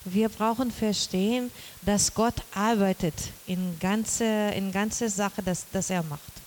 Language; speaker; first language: German; non-native, learner; Portuguese